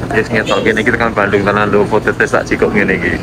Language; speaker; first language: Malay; non-native, local second language; Javanese